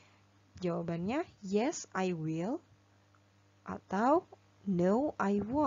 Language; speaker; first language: English; non-native, fluent; Indonesian